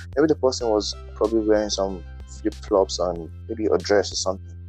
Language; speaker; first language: English; non-native, local second language; Yoruba